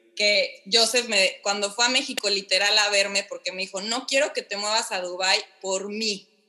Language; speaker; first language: Spanish; native; Spanish